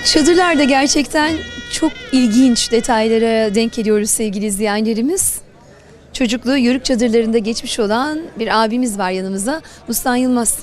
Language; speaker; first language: Turkish; native; Turkish